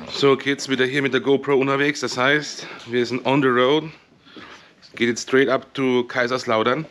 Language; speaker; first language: German; native; German